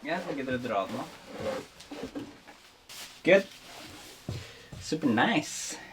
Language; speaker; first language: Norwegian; native; Norwegian